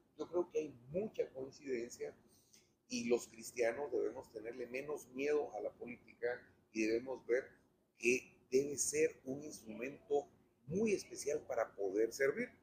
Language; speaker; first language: Spanish; native; Spanish